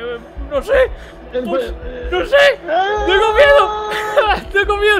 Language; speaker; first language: Spanish; native; Spanish